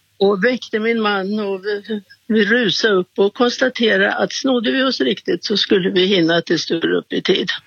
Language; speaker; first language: Swedish; native; Swedish